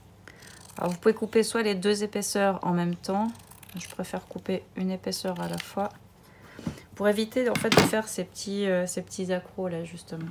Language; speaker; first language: French; native; French